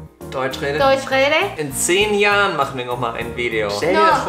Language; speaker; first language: German; native; German